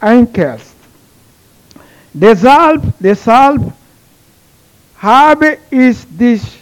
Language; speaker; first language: German; non-native, learner; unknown